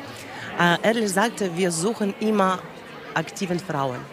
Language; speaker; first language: German; non-native, learner; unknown